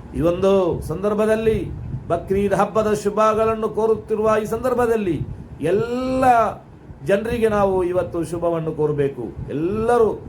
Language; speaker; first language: Kannada; non-native, local second language; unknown